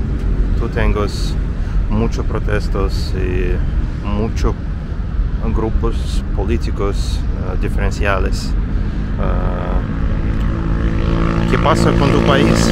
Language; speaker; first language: Spanish; non-native, learner; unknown